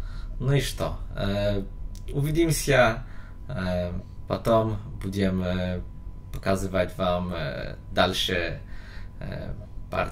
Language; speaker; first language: Russian; non-native, learner; Polish